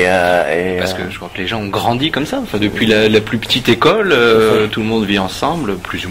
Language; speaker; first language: French; native; French